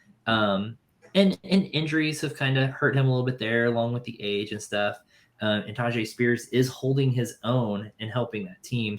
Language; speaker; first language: English; native; English